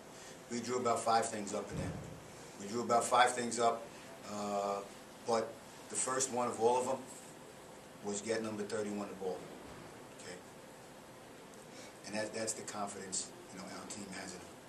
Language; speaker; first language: English; native; English